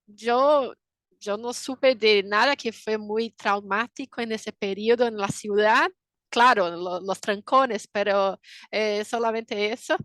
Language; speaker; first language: Spanish; non-native, fluent; Portuguese